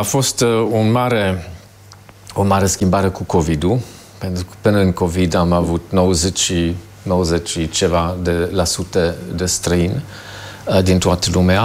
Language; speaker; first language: Romanian; non-native, fluent; German